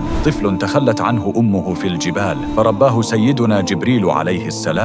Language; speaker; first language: Arabic; native; Arabic